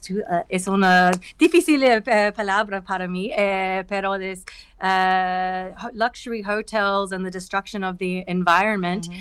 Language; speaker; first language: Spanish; non-native, learner; English